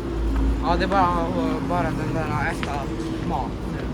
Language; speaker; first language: Swedish; early bilingual, other home language; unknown